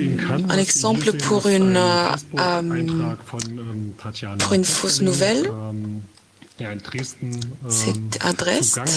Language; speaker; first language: French; non-native, fluent; German